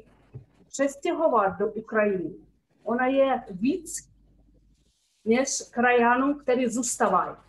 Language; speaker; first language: Czech; early bilingual, heritage; Czech